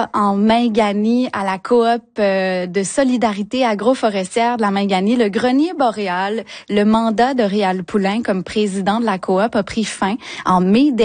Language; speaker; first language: French; native; French